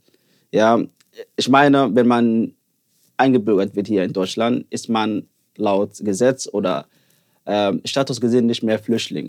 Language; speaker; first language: German; early bilingual, other home language; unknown